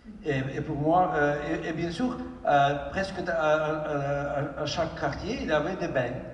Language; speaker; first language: French; non-native, fluent; Russian